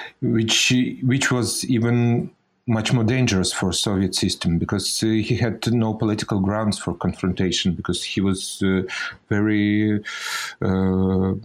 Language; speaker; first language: English; non-native, fluent; Russian